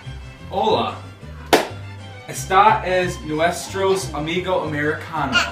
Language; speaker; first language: Spanish; non-native, learner; English